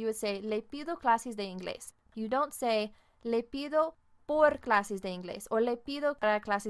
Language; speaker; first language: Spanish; non-native, fluent; English